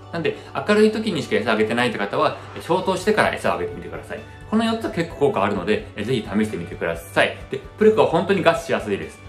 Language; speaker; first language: Japanese; early bilingual, heritage; Japanese